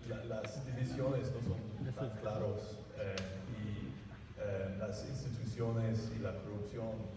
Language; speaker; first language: Spanish; non-native, fluent; English